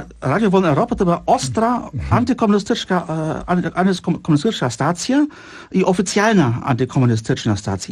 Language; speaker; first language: Polish; non-native, fluent; Czech